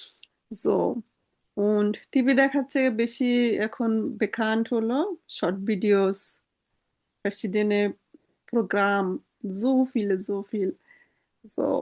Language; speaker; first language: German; non-native, fluent; Bangla